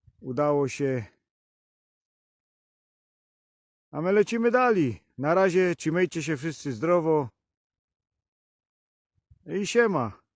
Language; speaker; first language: Polish; native; Polish